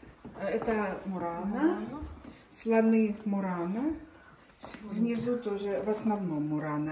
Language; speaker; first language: Russian; native; Russian